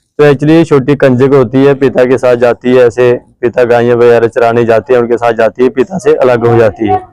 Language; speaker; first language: Hindi; non-native, local second language; Dogri